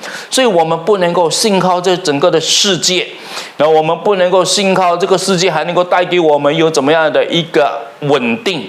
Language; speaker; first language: Chinese; native; Chinese